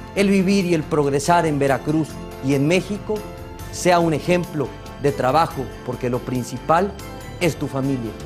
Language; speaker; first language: Spanish; native; Spanish